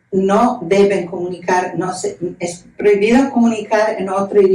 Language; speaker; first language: Spanish; non-native, fluent; Croatian